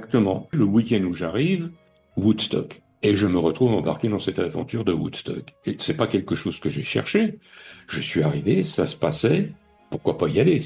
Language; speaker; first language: French; native; French